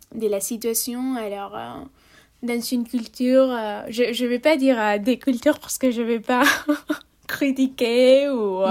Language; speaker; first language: French; non-native, fluent; Spanish